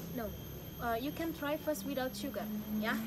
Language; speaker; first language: English; non-native, learner; Indonesian